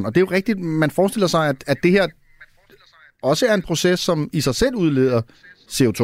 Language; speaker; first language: Danish; native; Danish